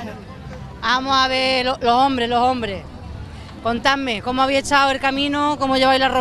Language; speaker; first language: Spanish; native; Spanish